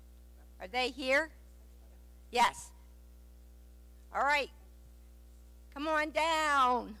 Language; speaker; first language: English; native; English